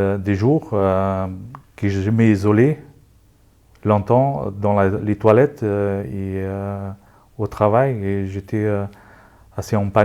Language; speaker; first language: French; non-native, local second language; Luxembourgish